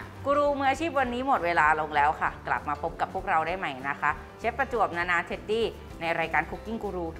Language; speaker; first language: Thai; native; Thai